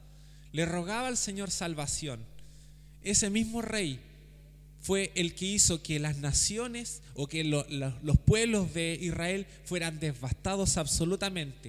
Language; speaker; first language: Spanish; native; Spanish